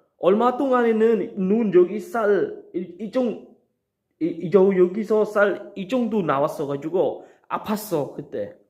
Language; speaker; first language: Korean; non-native, learner; Khmer